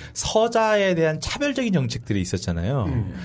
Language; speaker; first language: Korean; native; Korean